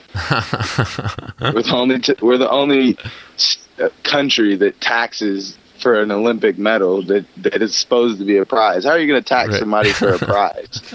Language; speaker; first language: English; native; English